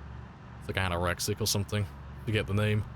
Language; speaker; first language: English; native; English